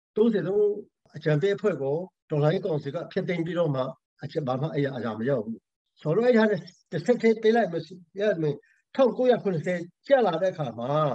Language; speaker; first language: Burmese; non-native, local second language; Hakha Chin